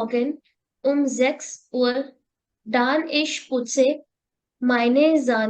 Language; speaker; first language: German; non-native, learner; Hindi